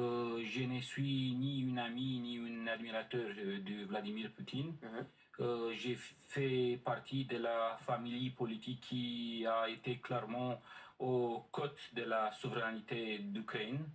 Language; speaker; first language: French; non-native, learner; Romanian